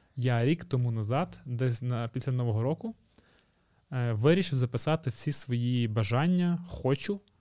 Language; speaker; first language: Ukrainian; native; Ukrainian